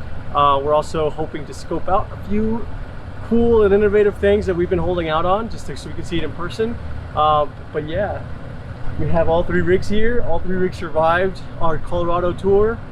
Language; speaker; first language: English; native; English